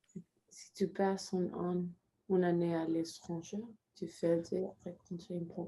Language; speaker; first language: French; non-native, learner; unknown